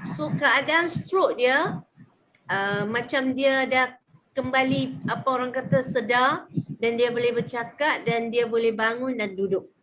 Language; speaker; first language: Malay; native; Malay